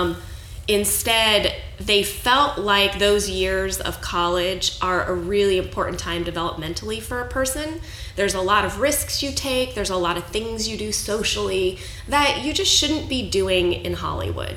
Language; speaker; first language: English; native; English